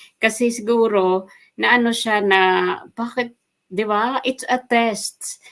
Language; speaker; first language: Filipino; non-native, local second language; Waray